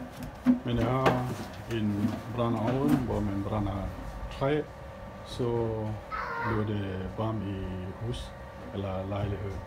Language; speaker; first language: Danish; non-native, learner; Achinese